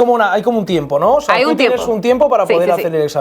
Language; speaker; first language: Spanish; native; Spanish